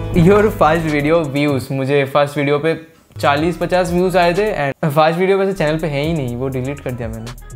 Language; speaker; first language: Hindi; non-native, local second language; Bangla